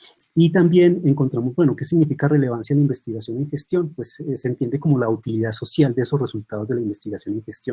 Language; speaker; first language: Spanish; native; Spanish